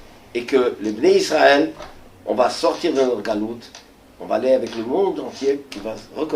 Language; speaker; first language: French; native; French